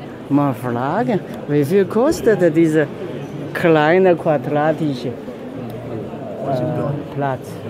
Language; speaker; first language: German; non-native, learner; Chinese